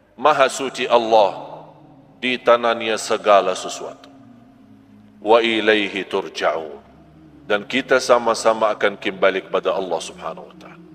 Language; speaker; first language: Malay; non-native, fluent; Arabic